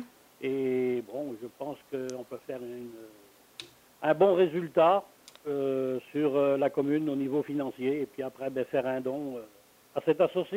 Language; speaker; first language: French; native; French